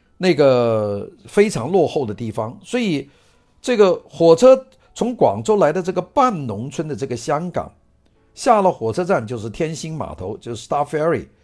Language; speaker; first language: Chinese; non-native, local second language; Cantonese